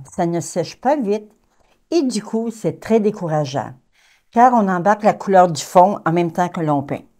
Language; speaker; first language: French; native; French